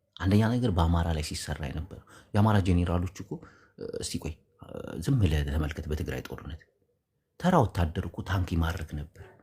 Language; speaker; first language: Amharic; non-native, local second language; Tigrinya